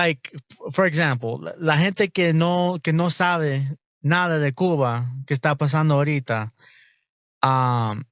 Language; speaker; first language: Spanish; non-native, learner; English